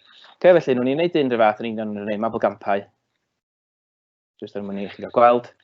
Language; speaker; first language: Welsh; native; Welsh